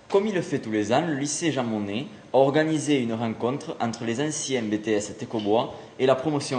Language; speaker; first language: French; native; French